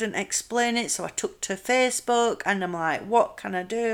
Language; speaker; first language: English; native; English